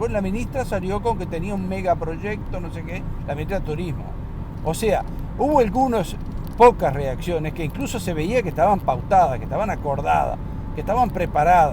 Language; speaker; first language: Spanish; native; Spanish